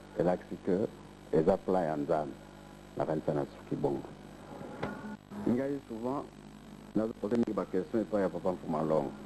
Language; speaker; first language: Lingala; non-native, local second language; Kongo